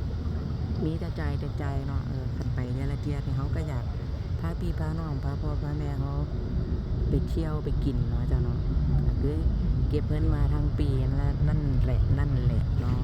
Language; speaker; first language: Thai; non-native, local second language; Northeastern Thai